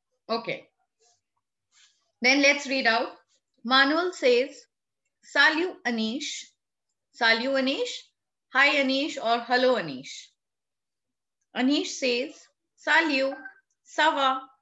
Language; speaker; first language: English; non-native, local second language; Hindi